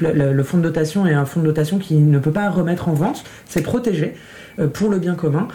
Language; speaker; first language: French; native; French